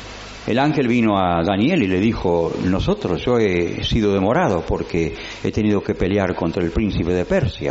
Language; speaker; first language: Spanish; native; Spanish